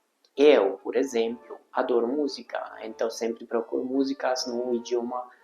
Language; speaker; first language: Portuguese; non-native, fluent; Hungarian